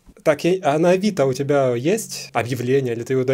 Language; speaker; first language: Russian; native; Russian